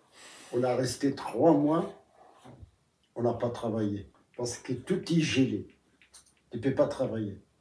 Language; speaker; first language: French; non-native, fluent; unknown